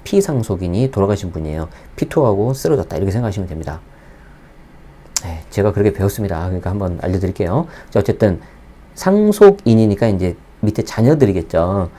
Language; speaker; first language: Korean; native; Korean